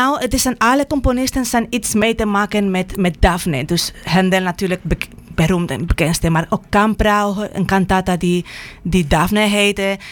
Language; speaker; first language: Dutch; non-native, fluent; Spanish